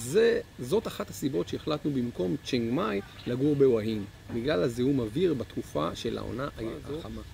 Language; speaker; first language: Hebrew; native; Hebrew